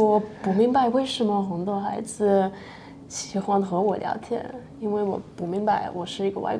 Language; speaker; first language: Chinese; early bilingual, other home language; Russian